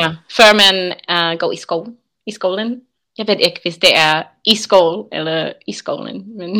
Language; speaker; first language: Danish; non-native, learner; English